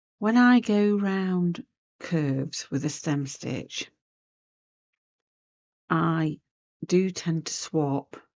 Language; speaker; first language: English; native; English